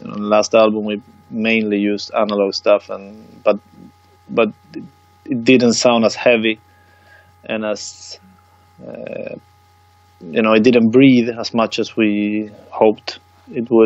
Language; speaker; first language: English; non-native, fluent; Swedish